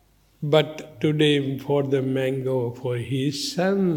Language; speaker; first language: English; non-native, learner; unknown